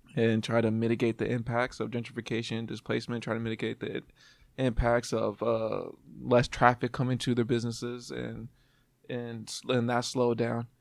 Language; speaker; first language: English; native; English